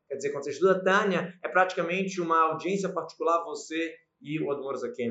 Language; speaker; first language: Portuguese; native; Portuguese